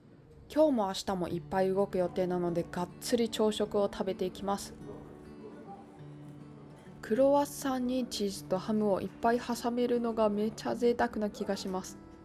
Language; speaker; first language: Japanese; native; Japanese